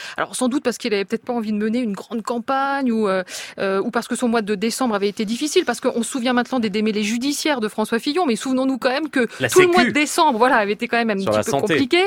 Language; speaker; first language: French; native; French